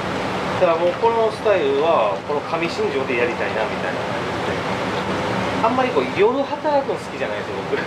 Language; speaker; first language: Japanese; native; Japanese